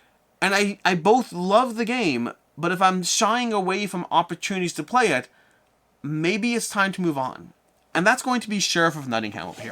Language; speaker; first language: English; native; English